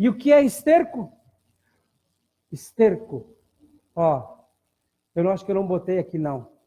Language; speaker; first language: Portuguese; native; Portuguese